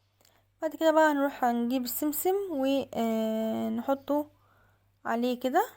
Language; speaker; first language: Arabic; native; Arabic